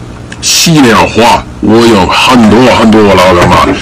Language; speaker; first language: Chinese; non-native, learner; English